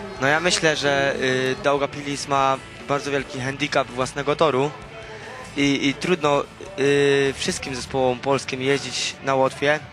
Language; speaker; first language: Polish; native; Polish